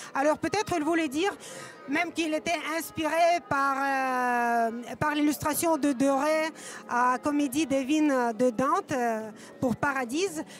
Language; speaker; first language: French; non-native, fluent; Russian